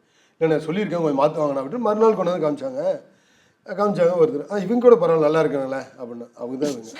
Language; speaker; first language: Tamil; native; Tamil